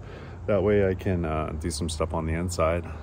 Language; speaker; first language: English; native; English